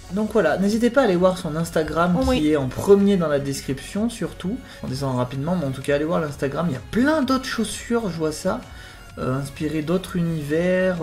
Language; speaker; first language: French; native; French